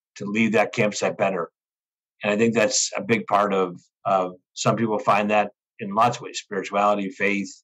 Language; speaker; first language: English; native; English